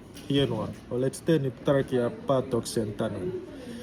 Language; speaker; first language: Finnish; non-native, learner; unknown